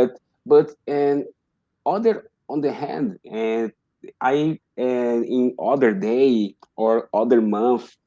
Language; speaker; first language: English; non-native, learner; Portuguese